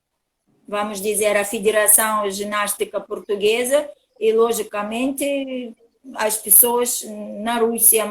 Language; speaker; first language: Portuguese; non-native, learner; Russian